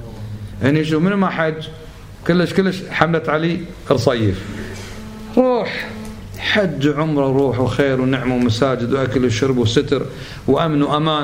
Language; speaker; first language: Arabic; native; Arabic